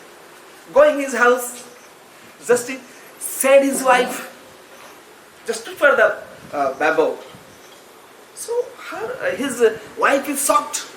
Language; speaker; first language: English; non-native, local second language; Odia